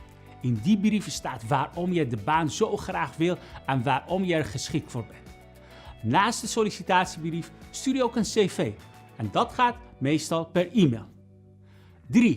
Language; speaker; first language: Dutch; non-native, fluent; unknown